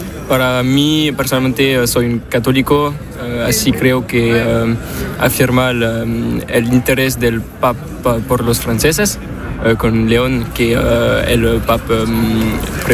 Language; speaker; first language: Spanish; non-native, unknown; French